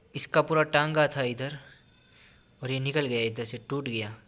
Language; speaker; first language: Hindi; non-native, local second language; Gujarati